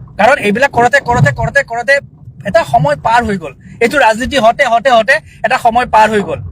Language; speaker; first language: Assamese; non-native, local second language; Bangla